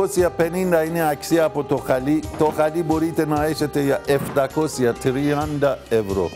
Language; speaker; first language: Greek; non-native, learner; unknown